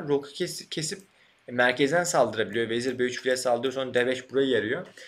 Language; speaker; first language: Turkish; native; Turkish